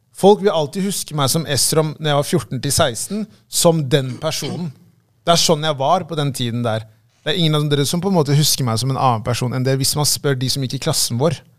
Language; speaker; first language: Norwegian; early bilingual, other home language; Tigrinya